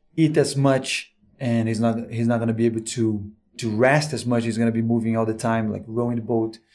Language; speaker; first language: English; non-native, fluent; Portuguese